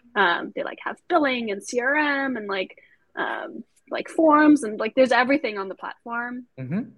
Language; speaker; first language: English; non-native, fluent; German